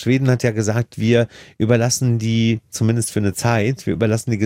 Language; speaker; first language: German; native; German